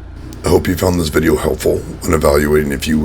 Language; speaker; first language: English; native; English